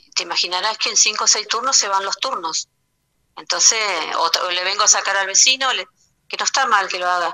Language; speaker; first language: Spanish; native; Spanish